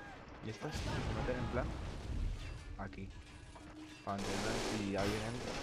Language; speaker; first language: Spanish; native; Spanish